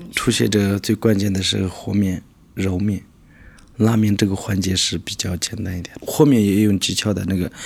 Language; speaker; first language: Chinese; native; Chinese